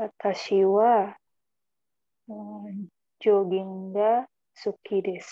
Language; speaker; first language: Japanese; non-native, learner; Indonesian